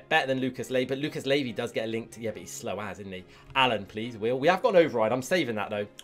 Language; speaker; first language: English; native; English